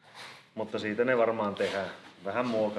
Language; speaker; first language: Finnish; native; Finnish